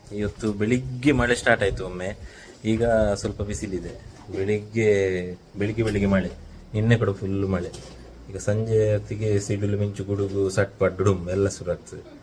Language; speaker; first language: Kannada; non-native, local second language; Tulu